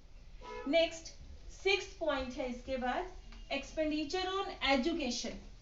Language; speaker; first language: Hindi; native; Hindi